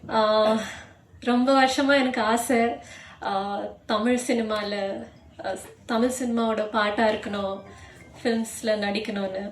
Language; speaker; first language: Tamil; non-native, local second language; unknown